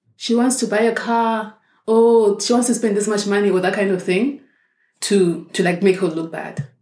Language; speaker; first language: English; non-native, local second language; Shona